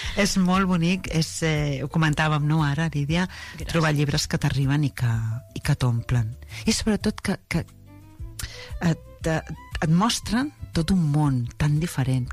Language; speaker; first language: Catalan; native; Catalan